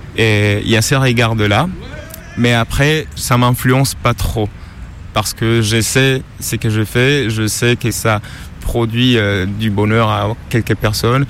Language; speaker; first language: French; non-native, fluent; Spanish